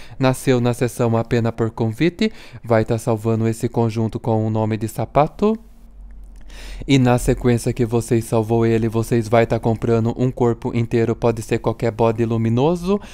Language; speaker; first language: Portuguese; native; Portuguese